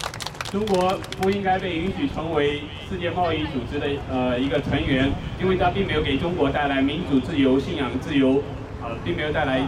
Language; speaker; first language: Chinese; native; Chinese